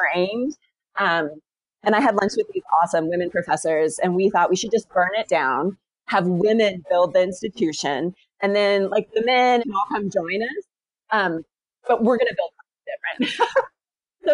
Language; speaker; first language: English; native; English